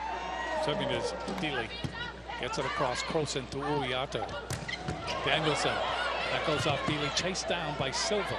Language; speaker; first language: English; native; English